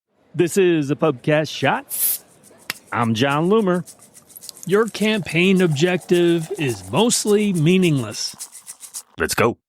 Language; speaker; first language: English; native; English